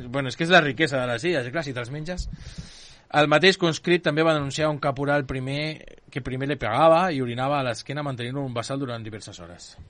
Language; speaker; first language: Catalan; native; Catalan